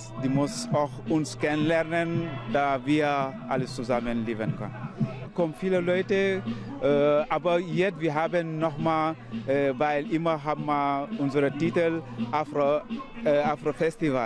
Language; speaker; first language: German; non-native, learner; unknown